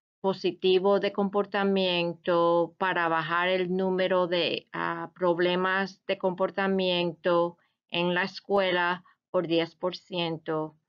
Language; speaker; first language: Spanish; non-native, fluent; English